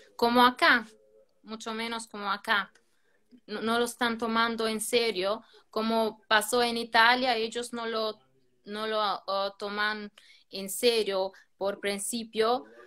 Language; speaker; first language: Spanish; non-native, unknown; Albanian